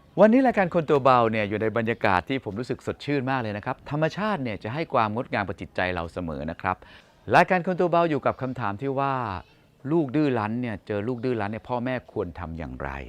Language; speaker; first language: Thai; native; Thai